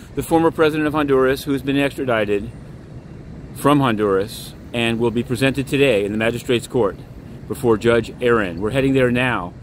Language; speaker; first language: English; native; English